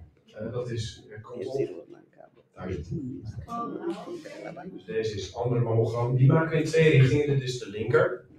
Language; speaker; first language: Dutch; native; Dutch